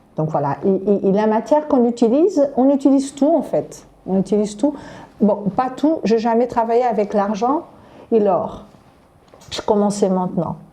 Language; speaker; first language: French; non-native, fluent; Portuguese